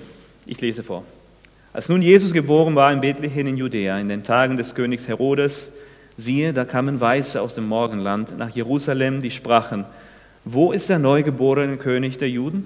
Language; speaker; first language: German; non-native, fluent; Spanish